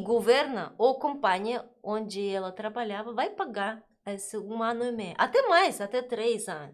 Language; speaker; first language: Portuguese; non-native, learner; Russian